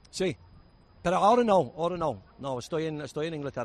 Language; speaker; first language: Spanish; non-native, learner; English